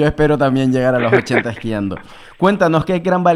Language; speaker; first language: Spanish; native; Spanish